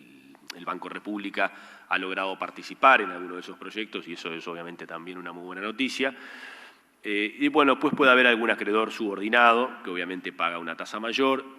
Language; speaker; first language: Spanish; native; Spanish